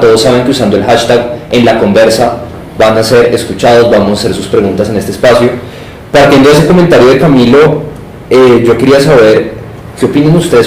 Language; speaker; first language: Spanish; native; Spanish